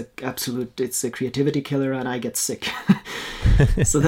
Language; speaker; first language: English; non-native, fluent; Norwegian